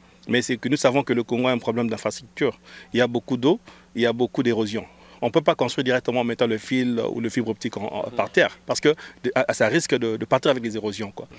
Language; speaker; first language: French; non-native, local second language; Lingala